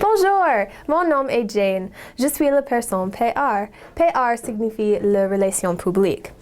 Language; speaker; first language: French; non-native, learner; English